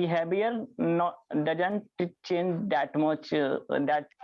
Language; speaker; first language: English; non-native, learner; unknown